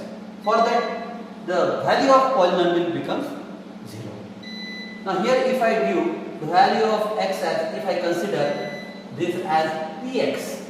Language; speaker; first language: English; non-native, local second language; Marathi